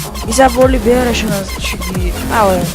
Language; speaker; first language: Bulgarian; native; Bulgarian